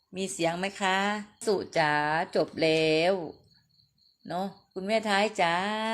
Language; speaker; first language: Thai; non-native, local second language; Northeastern Thai